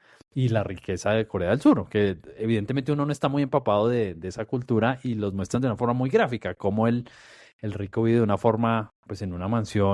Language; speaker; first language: Spanish; native; Spanish